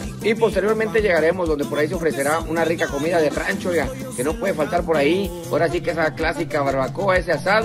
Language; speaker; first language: Spanish; native; Spanish